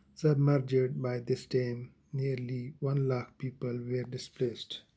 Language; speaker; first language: English; non-native, local second language; Urdu